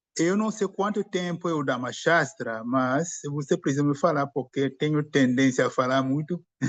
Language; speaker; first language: Portuguese; non-native, fluent; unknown